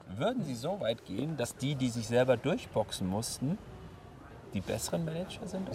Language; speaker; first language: German; native; German